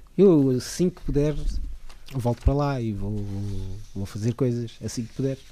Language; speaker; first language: Portuguese; early bilingual, other home language; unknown